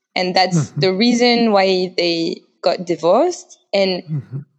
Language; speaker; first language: English; non-native, fluent; French